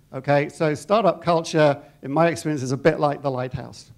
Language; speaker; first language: English; native; English